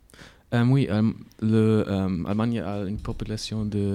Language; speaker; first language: French; non-native, learner; German